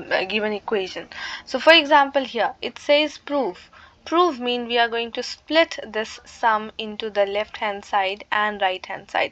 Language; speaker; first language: English; non-native, local second language; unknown